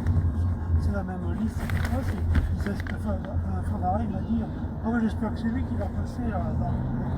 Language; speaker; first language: French; native; French